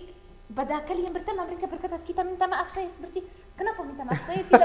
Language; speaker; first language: Indonesian; non-native, learner; Arabic